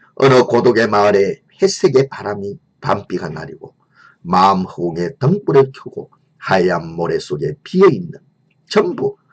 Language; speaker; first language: Korean; native; Korean